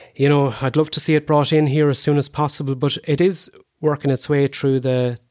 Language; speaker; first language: English; native; English